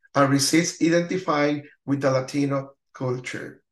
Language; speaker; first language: English; non-native, learner; Spanish